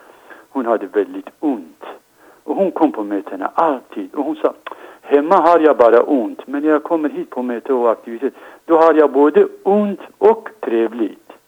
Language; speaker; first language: Swedish; non-native, fluent; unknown